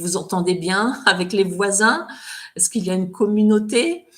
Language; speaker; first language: French; non-native, fluent; English